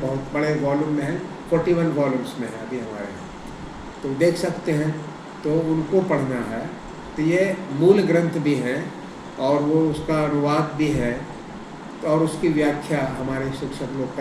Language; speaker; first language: Hindi; native; Hindi